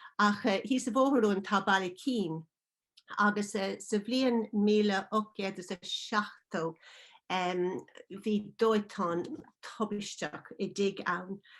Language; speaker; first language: Irish; non-native, local second language; English